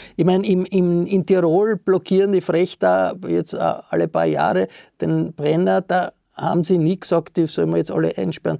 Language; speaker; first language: German; native; German